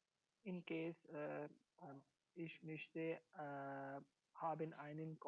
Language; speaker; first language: German; non-native, learner; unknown